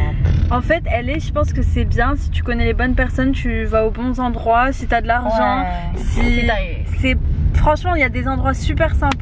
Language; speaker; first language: French; native; French